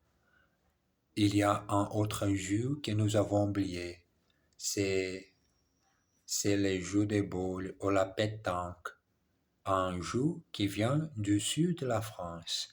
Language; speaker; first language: French; non-native, learner; English